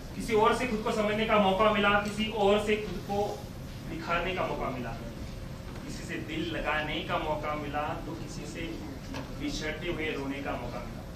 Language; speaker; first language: Hindi; non-native, local second language; Marathi